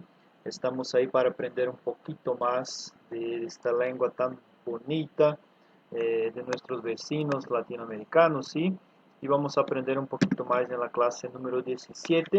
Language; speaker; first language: Spanish; non-native, fluent; Portuguese